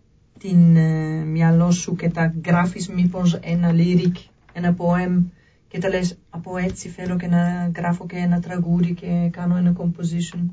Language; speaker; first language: Greek; non-native, learner; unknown